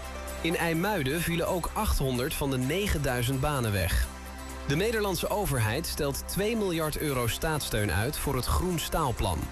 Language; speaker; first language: Dutch; native; Dutch